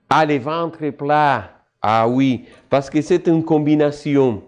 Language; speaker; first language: French; non-native, fluent; Spanish